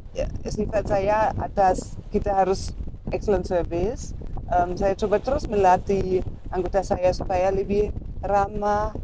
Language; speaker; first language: Indonesian; non-native, fluent; German